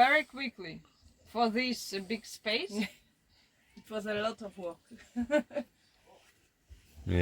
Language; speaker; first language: English; non-native, learner; Ukrainian